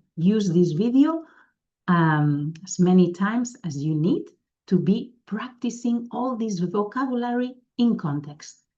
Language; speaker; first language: English; non-native, fluent; Catalan